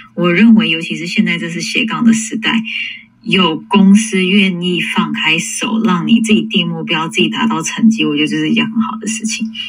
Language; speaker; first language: Chinese; early bilingual, heritage; English